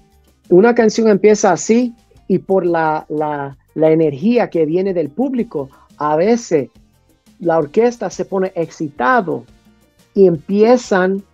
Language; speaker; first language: Spanish; early bilingual, heritage; English